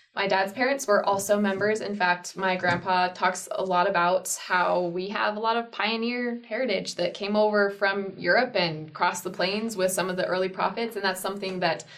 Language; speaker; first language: English; native; English